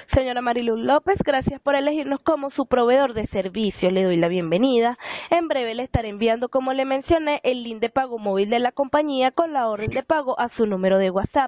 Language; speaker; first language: Spanish; native; Spanish